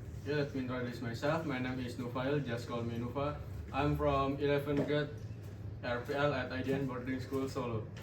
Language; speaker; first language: English; non-native, learner; Indonesian